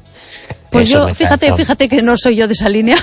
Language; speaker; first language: Spanish; native; Spanish